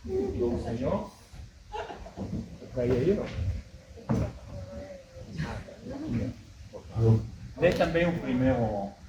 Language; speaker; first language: Portuguese; early bilingual, heritage; Hebrew